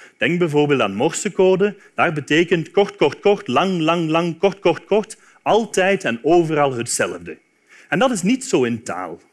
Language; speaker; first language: Dutch; native; Dutch